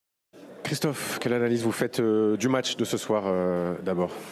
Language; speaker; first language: French; native; French